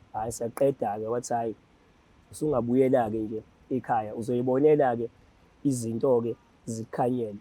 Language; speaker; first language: Zulu; native; Zulu